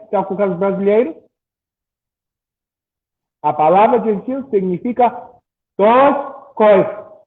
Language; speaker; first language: Portuguese; non-native, learner; English